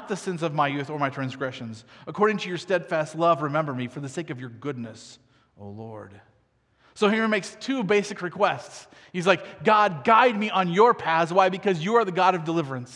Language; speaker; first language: English; native; English